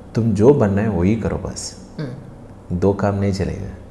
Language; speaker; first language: Hindi; non-native, local second language; Telugu